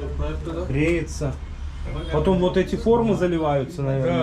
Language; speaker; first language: Russian; native; Russian